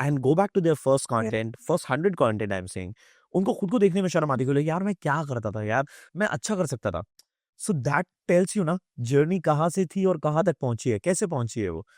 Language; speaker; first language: Hindi; native; Hindi